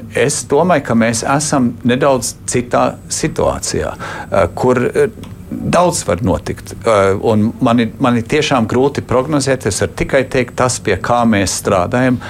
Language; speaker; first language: Latvian; early bilingual, heritage; Latvian